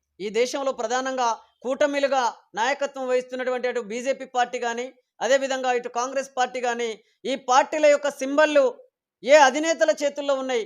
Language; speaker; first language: Telugu; native; Telugu